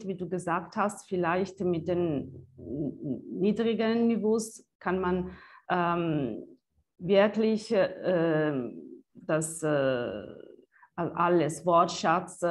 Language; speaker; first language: German; non-native, fluent; Italian